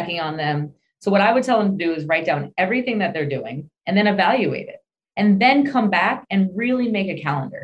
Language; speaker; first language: English; native; English